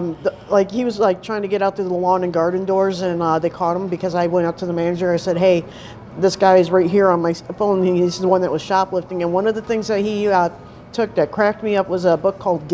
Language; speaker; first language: English; native; English